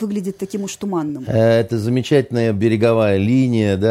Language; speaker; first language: Russian; native; Russian